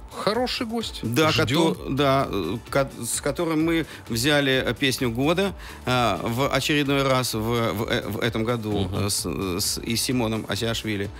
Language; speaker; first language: Russian; native; Russian